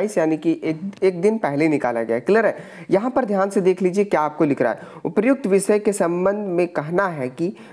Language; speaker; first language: Hindi; native; Hindi